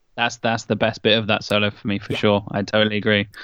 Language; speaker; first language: English; native; English